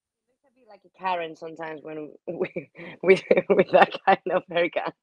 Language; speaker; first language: English; non-native, fluent; Spanish